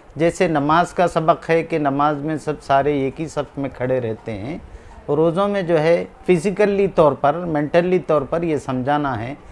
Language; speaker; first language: Hindi; native; Hindi